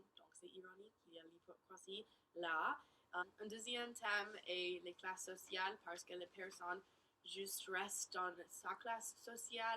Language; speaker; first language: French; non-native, learner; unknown